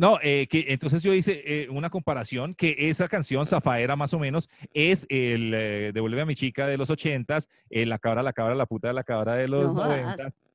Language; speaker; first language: Spanish; native; Spanish